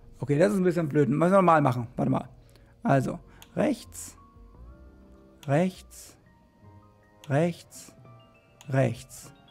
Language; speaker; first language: German; native; German